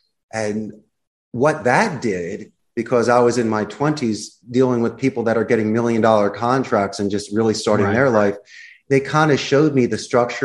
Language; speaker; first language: English; native; English